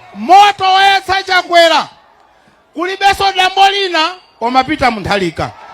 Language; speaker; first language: Nyanja; non-native, local second language; Tumbuka